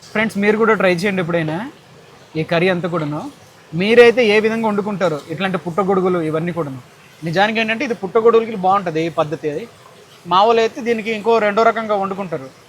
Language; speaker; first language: Telugu; native; Telugu